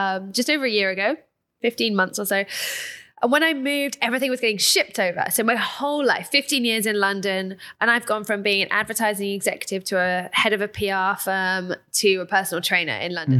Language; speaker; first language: English; native; English